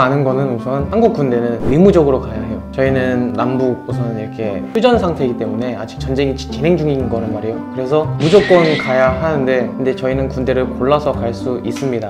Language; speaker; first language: Korean; native; Korean